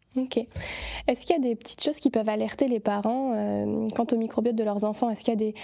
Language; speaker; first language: French; native; French